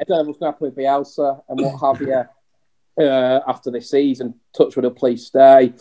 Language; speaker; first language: English; native; English